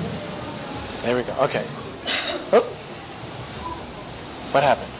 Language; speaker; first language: English; native; English